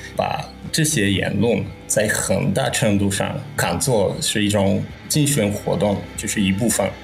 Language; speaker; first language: Chinese; non-native, fluent; Czech